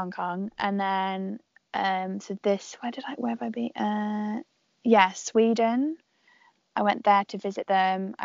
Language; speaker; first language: English; native; English